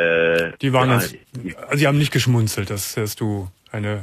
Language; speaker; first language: German; native; German